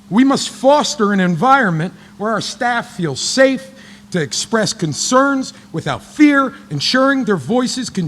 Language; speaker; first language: English; native; English